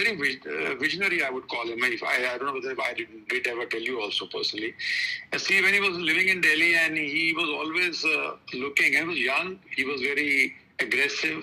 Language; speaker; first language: English; non-native, local second language; Kashmiri